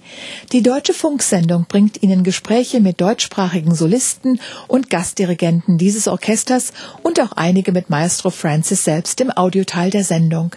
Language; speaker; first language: German; native; German